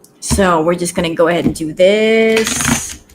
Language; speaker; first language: English; native; English